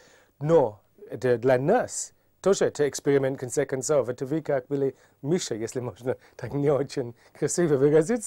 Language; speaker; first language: Russian; non-native, fluent; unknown